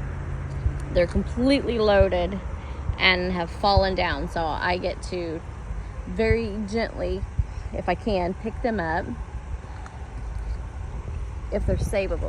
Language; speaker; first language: English; native; English